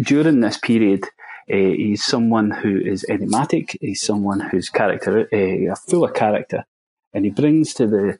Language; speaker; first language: English; native; English